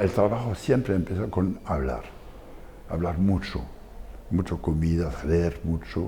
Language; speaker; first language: Spanish; non-native, fluent; French